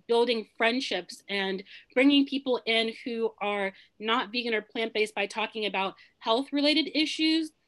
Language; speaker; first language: English; early bilingual, other home language; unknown